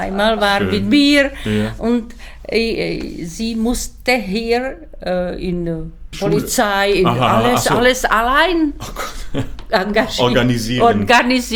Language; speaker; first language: German; non-native, learner; Czech